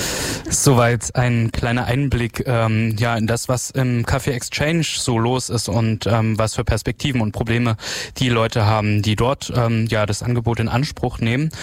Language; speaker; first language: German; native; German